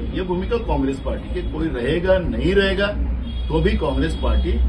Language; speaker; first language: Hindi; non-native, local second language; Marathi